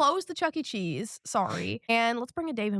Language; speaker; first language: English; native; English